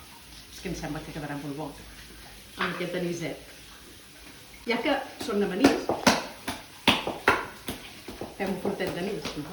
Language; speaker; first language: Catalan; native; Catalan